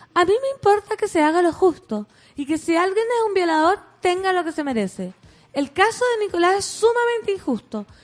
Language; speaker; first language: Spanish; native; Spanish